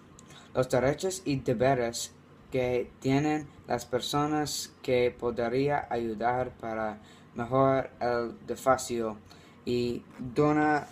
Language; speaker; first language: Spanish; non-native, learner; English